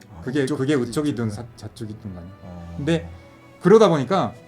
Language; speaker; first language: Korean; non-native, fluent; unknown